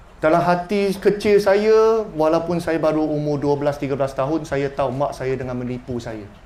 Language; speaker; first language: Malay; non-native, local second language; Chinese